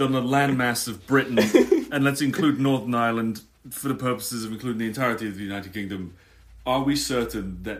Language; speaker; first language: English; native; English